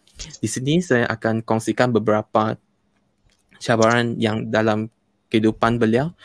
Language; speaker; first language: Malay; non-native, local second language; Chinese